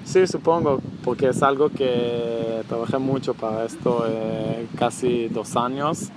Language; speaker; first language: Spanish; non-native, learner; Hebrew